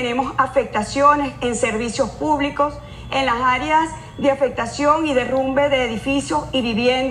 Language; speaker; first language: Spanish; native; Spanish